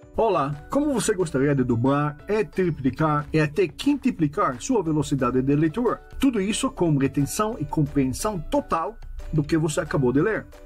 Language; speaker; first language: Portuguese; non-native, fluent; French